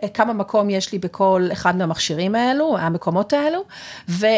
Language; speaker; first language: Hebrew; native; Hebrew